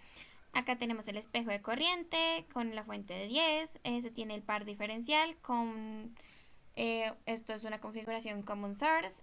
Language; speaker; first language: Spanish; native; Spanish